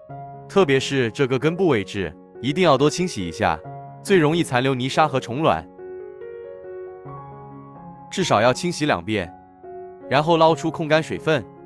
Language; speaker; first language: Chinese; native; Chinese